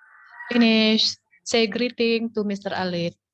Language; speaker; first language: English; non-native, learner; Indonesian